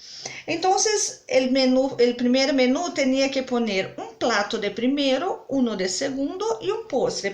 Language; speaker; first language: Spanish; non-native, fluent; Portuguese